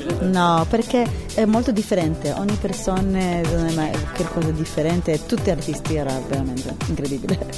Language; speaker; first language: Italian; non-native, learner; Hebrew